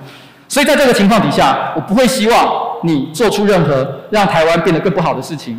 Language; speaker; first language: Chinese; native; Chinese